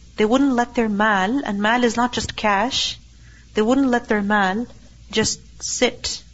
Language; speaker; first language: English; non-native, local second language; Urdu